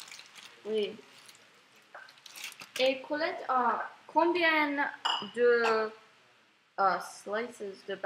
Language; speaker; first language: French; non-native, learner; English